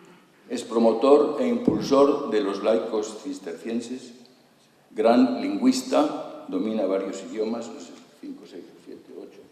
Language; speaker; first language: Spanish; native; Spanish